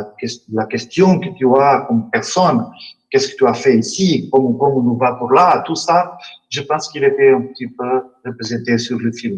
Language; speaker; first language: French; non-native, learner; Portuguese